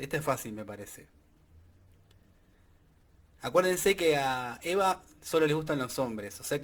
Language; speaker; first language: Spanish; native; Spanish